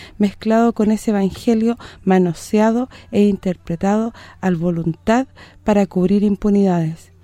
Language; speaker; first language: Spanish; native; Spanish